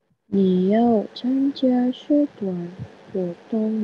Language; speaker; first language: Chinese; non-native, learner; Indonesian